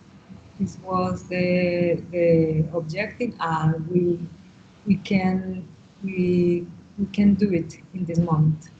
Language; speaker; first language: English; non-native, learner; Spanish